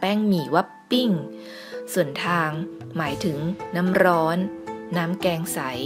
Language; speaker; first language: Thai; native; Thai